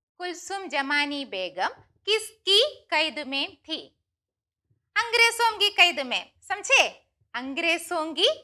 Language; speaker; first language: Hindi; non-native, local second language; Malayalam